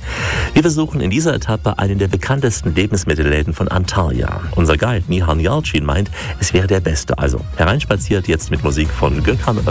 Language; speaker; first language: German; native; German